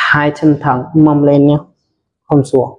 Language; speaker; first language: Vietnamese; non-native, learner; Hindi